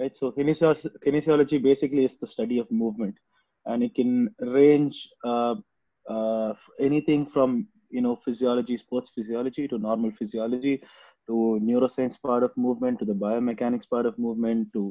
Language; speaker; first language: English; non-native, local second language; Tamil